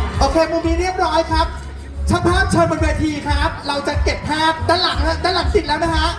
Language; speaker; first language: Thai; native; Thai